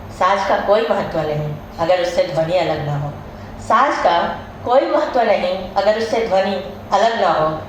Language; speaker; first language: Hindi; native; Hindi